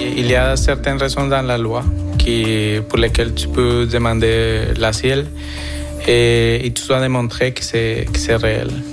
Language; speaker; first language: French; non-native, fluent; Spanish